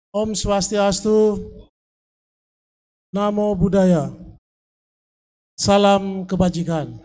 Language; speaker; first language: Indonesian; native; Indonesian